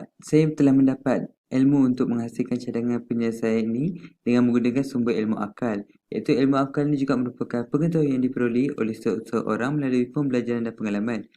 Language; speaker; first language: Malay; non-native, local second language; Tamil